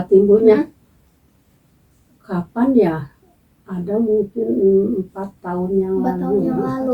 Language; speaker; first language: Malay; non-native, local second language; Sundanese